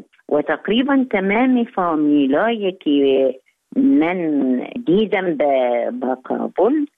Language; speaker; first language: Persian; non-native, learner; Arabic